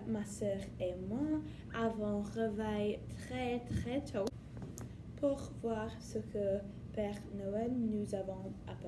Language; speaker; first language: French; non-native, learner; English